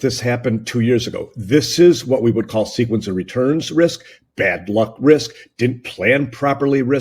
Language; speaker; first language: English; native; English